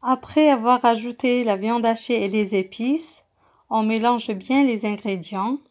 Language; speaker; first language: French; non-native, local second language; Arabic